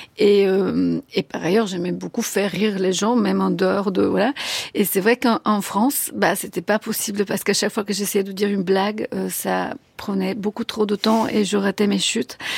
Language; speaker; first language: French; non-native, fluent; Bulgarian